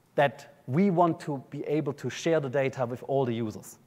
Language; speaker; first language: English; non-native, fluent; German